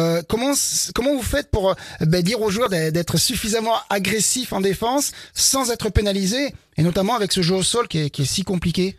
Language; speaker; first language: French; native; French